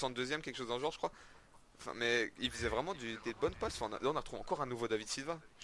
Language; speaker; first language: French; native; French